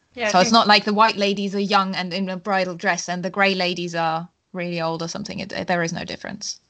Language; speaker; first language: English; non-native, fluent; German